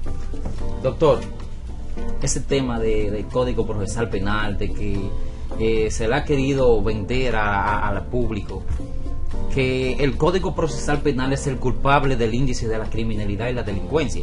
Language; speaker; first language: Spanish; native; Spanish